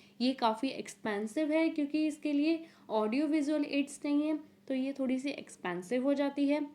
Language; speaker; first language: Hindi; native; Hindi